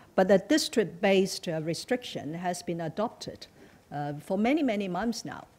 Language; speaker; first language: English; non-native, local second language; Chinese